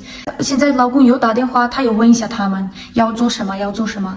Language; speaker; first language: Chinese; non-native, learner; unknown